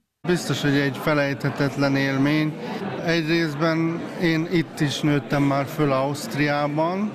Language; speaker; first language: Hungarian; early bilingual, heritage; Hungarian